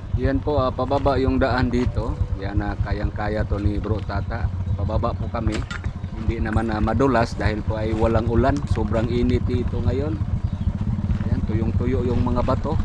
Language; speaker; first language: Filipino; non-native, local second language; Cebuano